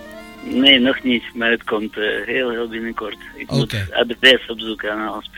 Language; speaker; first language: Dutch; non-native, fluent; Russian